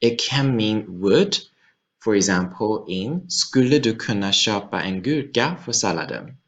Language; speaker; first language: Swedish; non-native, fluent; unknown